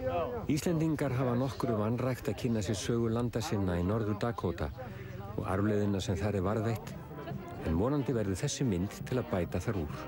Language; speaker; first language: Icelandic; native; Icelandic